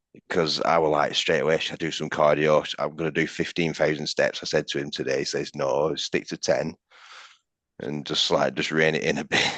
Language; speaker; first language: English; native; English